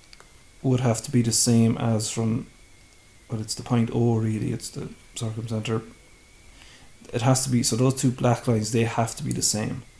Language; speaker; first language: English; native; English